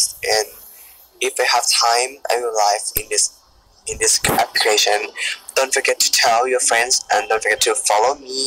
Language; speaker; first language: English; non-native, learner; Thai